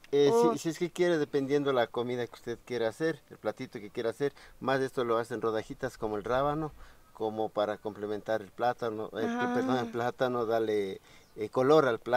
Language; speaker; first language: Spanish; native; Spanish